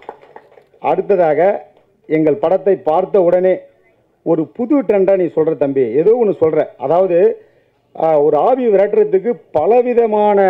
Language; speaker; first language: Tamil; native; Tamil